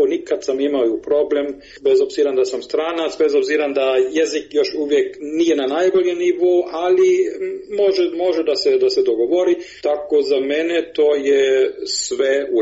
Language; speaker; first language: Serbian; non-native, learner; German